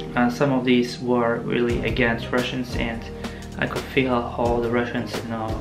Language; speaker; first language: English; non-native, fluent; Russian